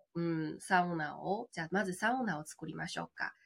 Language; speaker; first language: Japanese; non-native, fluent; Chinese